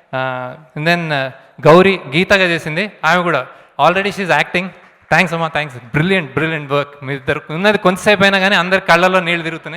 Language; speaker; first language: Telugu; native; Telugu